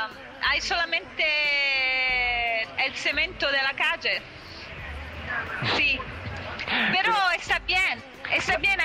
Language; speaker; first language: Spanish; non-native, fluent; Italian